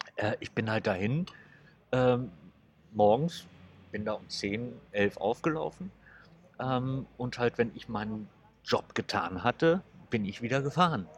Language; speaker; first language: German; native; German